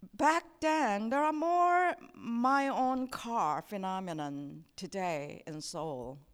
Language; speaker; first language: English; non-native, fluent; Korean